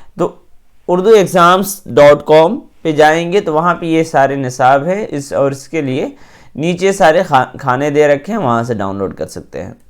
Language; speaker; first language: Urdu; native; Urdu